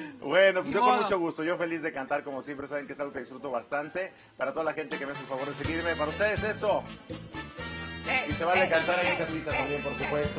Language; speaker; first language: Spanish; native; Spanish